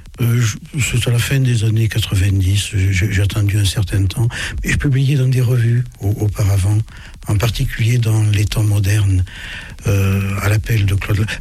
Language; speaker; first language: French; early bilingual, other home language; German